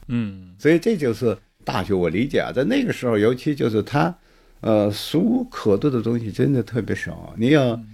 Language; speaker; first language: Chinese; native; Chinese